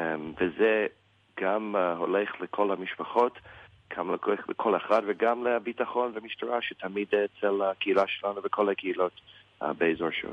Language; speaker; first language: Hebrew; non-native, learner; English